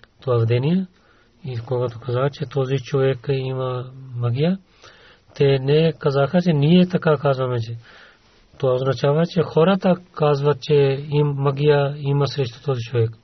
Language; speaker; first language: Bulgarian; non-native, learner; Urdu